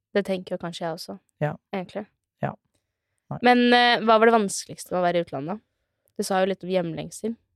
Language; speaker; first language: Norwegian; native; Norwegian